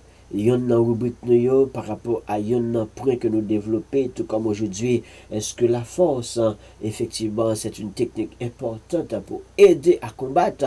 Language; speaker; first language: French; non-native, learner; Haitian Creole